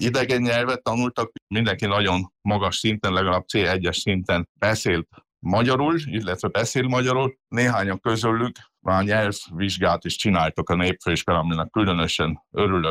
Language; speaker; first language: Hungarian; native; Hungarian